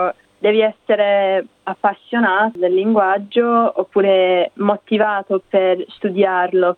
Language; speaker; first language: Italian; non-native, fluent; English